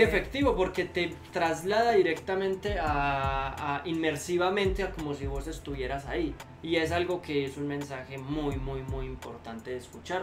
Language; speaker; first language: Spanish; native; Spanish